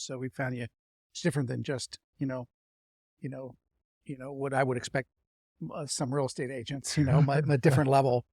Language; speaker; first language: English; native; English